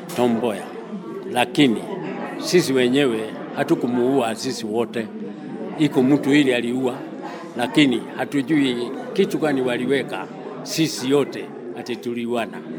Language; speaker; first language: Swahili; non-native, local second language; Kikuyu